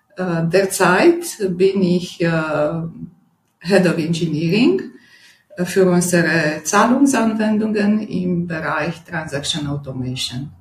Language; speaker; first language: German; non-native, fluent; Romanian